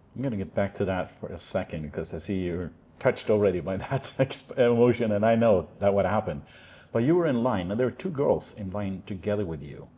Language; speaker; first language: English; non-native, fluent; Norwegian